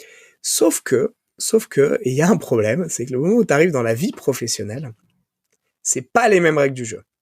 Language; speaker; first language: French; native; French